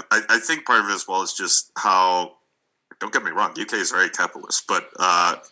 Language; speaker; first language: English; non-native, fluent; Russian